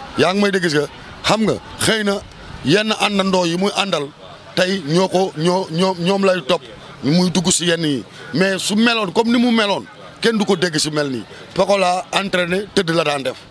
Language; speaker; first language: Wolof; native; Wolof